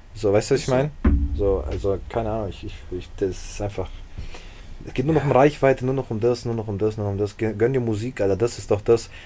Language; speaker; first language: German; early bilingual, other home language; Russian